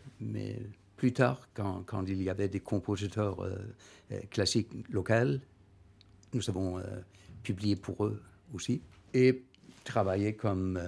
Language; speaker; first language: French; non-native, learner; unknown